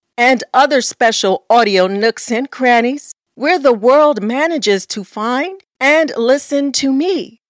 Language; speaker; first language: English; early bilingual, other home language; Spanish